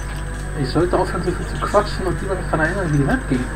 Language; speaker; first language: German; native; German